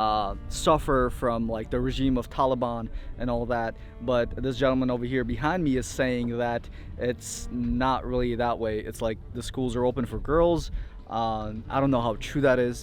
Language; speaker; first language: English; early bilingual, heritage; English